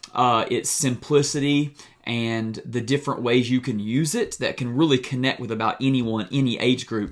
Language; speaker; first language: English; native; English